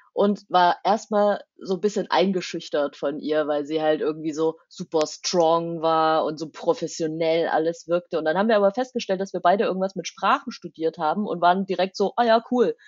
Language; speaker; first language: German; native; German